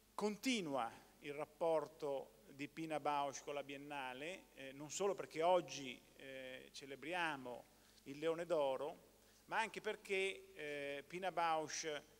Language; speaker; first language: Italian; native; Italian